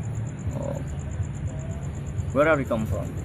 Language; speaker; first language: English; non-native, learner; Indonesian